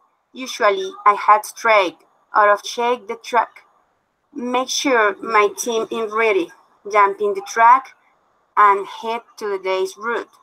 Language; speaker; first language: English; non-native, learner; Spanish